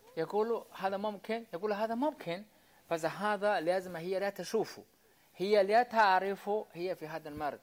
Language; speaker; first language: Arabic; non-native, learner; Chinese